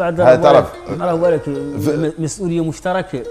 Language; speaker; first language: Arabic; native; Arabic